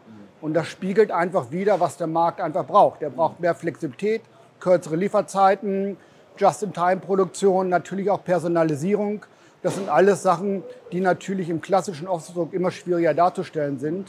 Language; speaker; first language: German; native; German